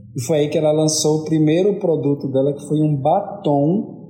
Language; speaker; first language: Portuguese; native; Portuguese